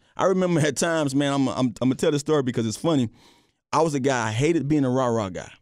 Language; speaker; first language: English; native; English